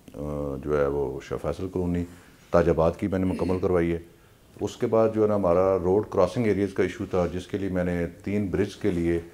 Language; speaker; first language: Urdu; non-native, local second language; Punjabi